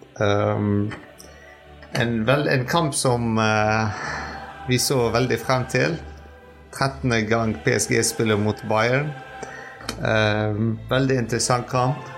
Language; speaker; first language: Norwegian; non-native, fluent; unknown